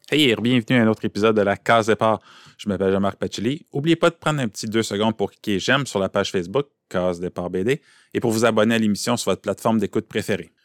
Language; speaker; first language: French; native; French